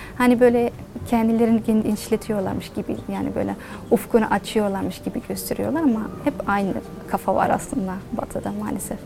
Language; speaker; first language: Turkish; non-native, fluent; Dutch